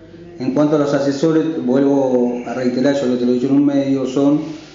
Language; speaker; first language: Spanish; native; Spanish